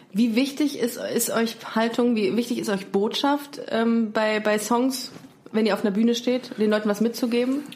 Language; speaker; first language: German; native; German